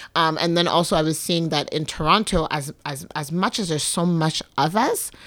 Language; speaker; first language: English; native; English